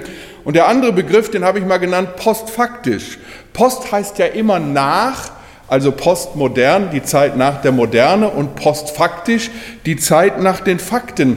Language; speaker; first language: German; native; German